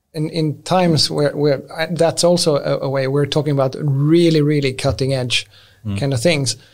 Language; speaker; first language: English; non-native, fluent; Swedish